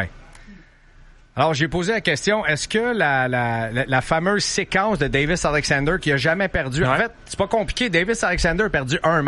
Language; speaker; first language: French; native; French